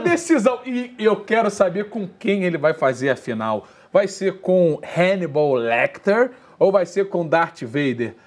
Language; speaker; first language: Portuguese; native; Portuguese